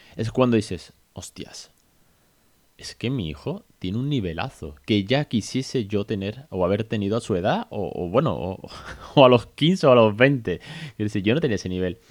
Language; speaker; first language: Spanish; native; Spanish